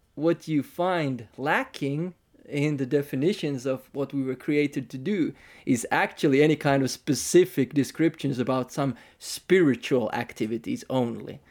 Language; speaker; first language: English; non-native, fluent; Finnish